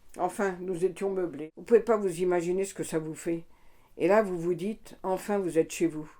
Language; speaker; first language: French; native; French